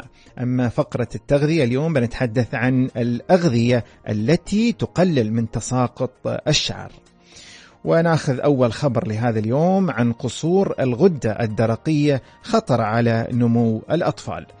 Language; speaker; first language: Arabic; native; Arabic